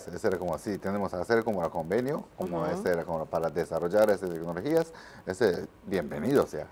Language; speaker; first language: Spanish; non-native, learner; Japanese